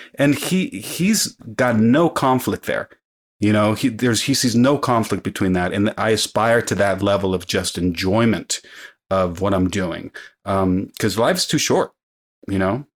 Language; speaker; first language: English; early bilingual, other home language; Spanish